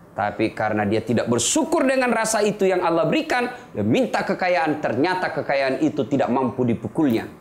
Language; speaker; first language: Indonesian; native; Indonesian